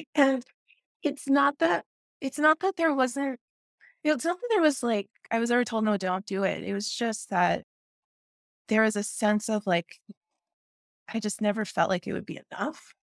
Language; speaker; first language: English; early bilingual, other home language; Spanish